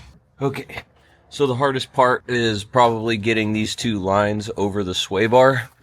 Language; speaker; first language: English; native; English